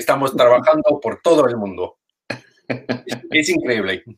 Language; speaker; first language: Spanish; non-native, fluent; English